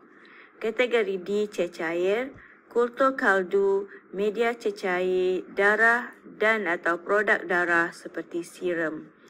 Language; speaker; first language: Malay; native; Malay